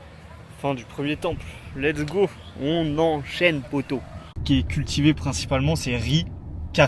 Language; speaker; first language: French; native; French